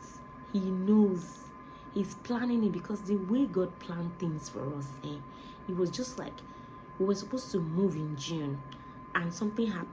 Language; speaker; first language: English; non-native, local second language; Yoruba